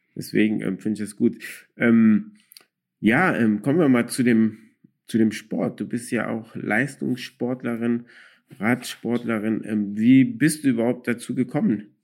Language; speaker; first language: German; early bilingual, other home language; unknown